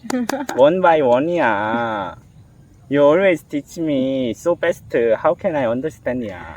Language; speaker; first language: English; non-native, learner; Korean